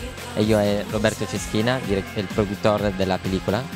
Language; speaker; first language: Spanish; non-native, learner; Italian